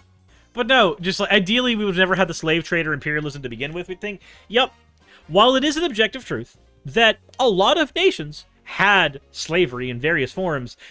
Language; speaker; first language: English; native; English